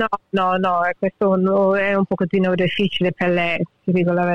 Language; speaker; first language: Italian; early bilingual, heritage; English